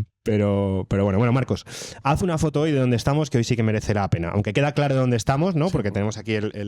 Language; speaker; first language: Spanish; native; Spanish